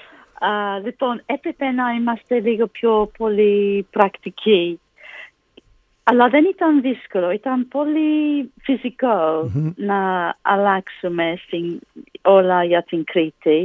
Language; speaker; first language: Greek; non-native, learner; English